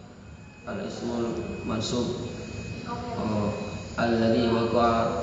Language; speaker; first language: Arabic; non-native, learner; Indonesian